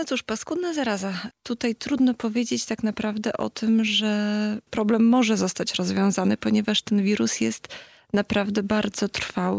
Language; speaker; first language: Polish; native; Polish